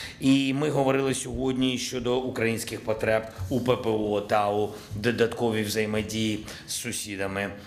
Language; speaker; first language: Ukrainian; native; Ukrainian